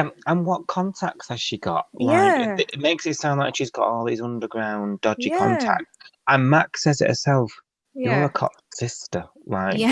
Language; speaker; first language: English; native; English